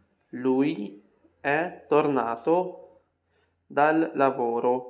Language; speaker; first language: Italian; non-native, fluent; Urdu